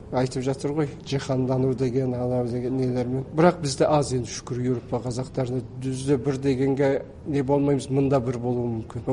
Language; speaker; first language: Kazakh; early bilingual, heritage; Kazakh